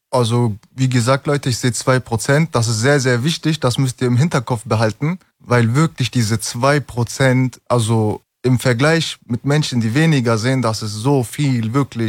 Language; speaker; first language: German; early bilingual, other home language; Turkish